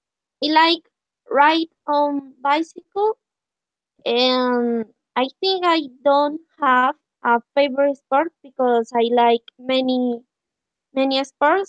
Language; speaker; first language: English; non-native, learner; Spanish